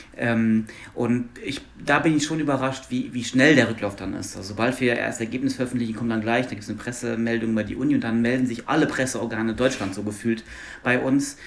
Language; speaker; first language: German; non-native, local second language; Luxembourgish